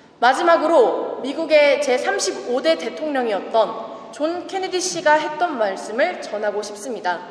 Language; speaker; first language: Korean; non-native, fluent; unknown